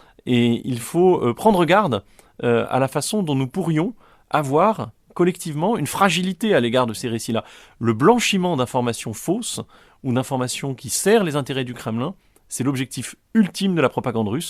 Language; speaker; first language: French; native; French